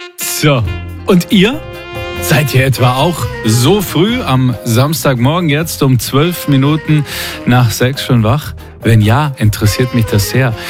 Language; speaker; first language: German; native; German